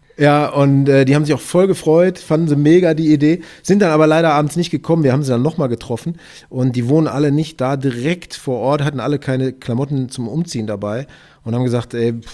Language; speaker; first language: German; native; German